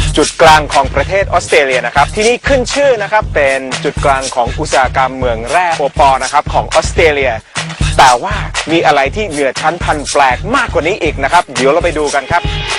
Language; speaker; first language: Thai; non-native, fluent; English